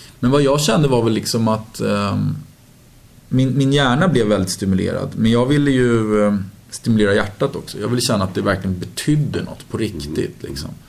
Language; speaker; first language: Swedish; native; Swedish